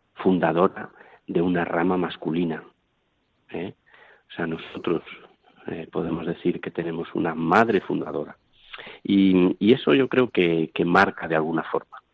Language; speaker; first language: Spanish; native; Spanish